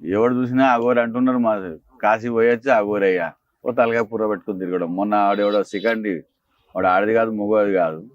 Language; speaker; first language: Telugu; native; Telugu